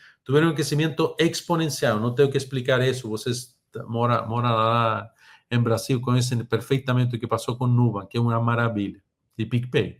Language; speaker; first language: Portuguese; non-native, fluent; Spanish